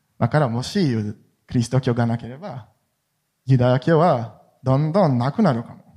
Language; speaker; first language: Japanese; non-native, fluent; Hebrew